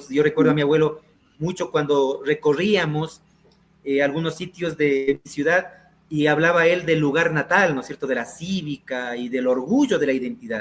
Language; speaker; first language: Spanish; native; Spanish